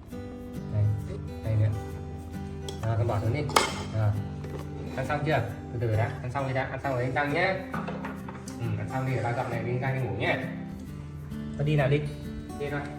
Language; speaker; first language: Vietnamese; native; Vietnamese